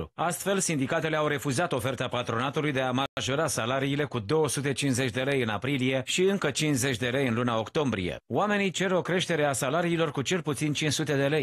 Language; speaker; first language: Romanian; native; Romanian